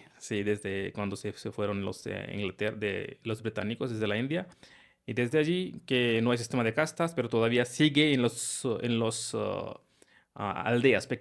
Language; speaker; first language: Spanish; non-native, learner; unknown